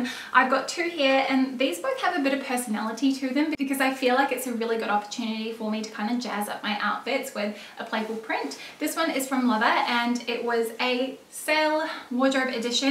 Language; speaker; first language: English; native; English